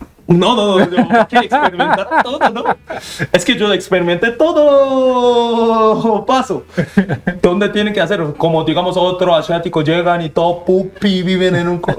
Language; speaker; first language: Spanish; non-native, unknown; Korean